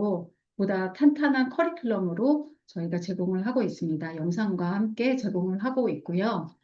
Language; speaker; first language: Korean; native; Korean